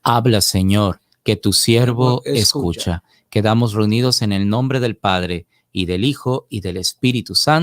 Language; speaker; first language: Spanish; native; Spanish